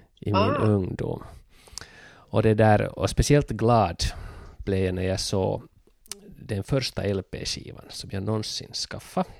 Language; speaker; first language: Swedish; native; Swedish